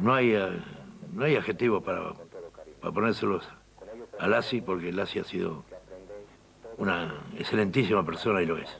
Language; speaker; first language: Spanish; native; Spanish